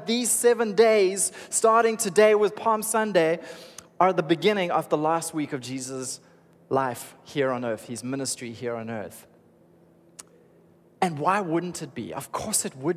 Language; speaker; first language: English; native; English